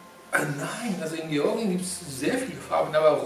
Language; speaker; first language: German; non-native, fluent; Georgian